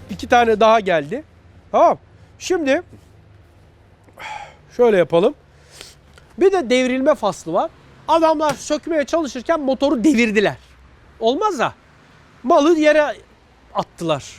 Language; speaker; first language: Turkish; native; Turkish